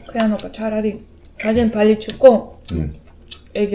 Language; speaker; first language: Korean; non-native, learner; Russian